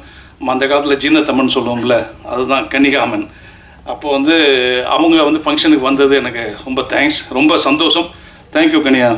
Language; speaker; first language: Tamil; native; Tamil